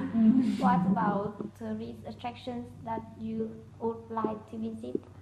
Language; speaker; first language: English; non-native, learner; Vietnamese